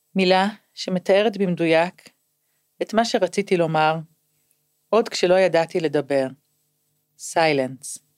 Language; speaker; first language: Hebrew; early bilingual, other home language; English